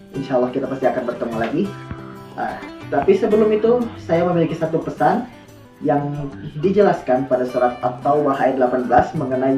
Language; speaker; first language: Indonesian; native; Indonesian